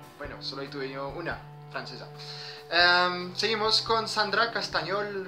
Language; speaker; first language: Spanish; non-native, fluent; French